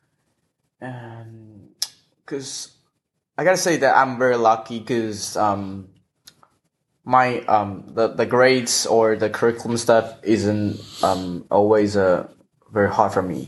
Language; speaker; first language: English; non-native, fluent; Chinese